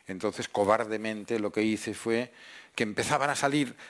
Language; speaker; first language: Spanish; non-native, local second language; Catalan